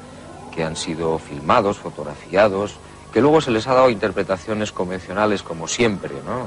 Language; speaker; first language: Spanish; native; Spanish